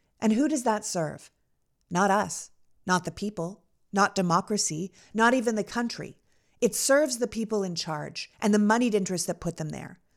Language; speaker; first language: English; native; English